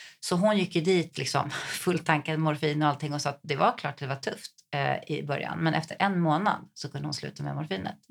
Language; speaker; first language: Swedish; native; Swedish